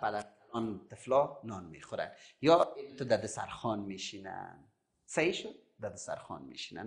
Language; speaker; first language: Persian; native; Persian